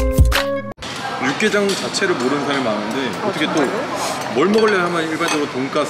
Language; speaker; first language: Korean; native; Korean